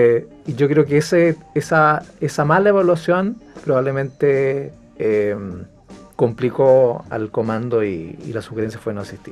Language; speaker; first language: Spanish; native; Spanish